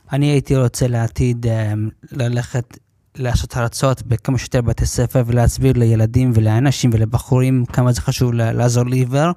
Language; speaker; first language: Hebrew; early bilingual, other home language; English